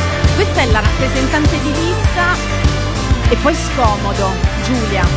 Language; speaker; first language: Italian; native; Italian